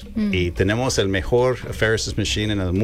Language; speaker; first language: Spanish; non-native, fluent; English